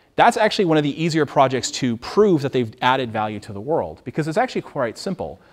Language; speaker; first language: English; native; English